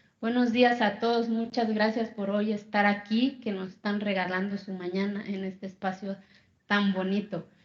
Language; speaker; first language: Spanish; non-native, local second language; Zapotec